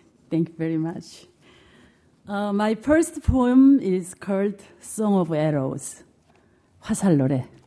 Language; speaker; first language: English; non-native, learner; Korean